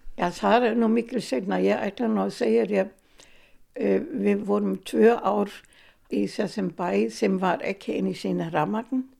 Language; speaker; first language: Icelandic; non-native, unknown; German